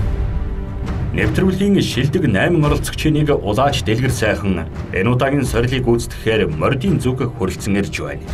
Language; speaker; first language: Mongolian; native; Mongolian